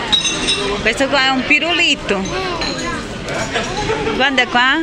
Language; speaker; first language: Italian; non-native, learner; Portuguese